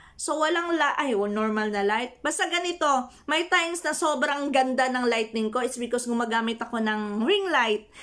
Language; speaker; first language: Filipino; non-native, local second language; Hiligaynon